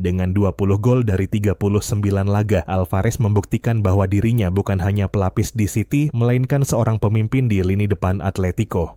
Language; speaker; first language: Indonesian; native; Indonesian